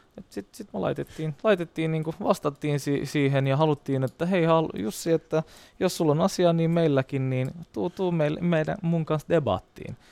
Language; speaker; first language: Finnish; non-native, fluent; Turkish